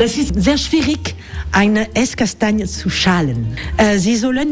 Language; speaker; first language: German; non-native, learner; French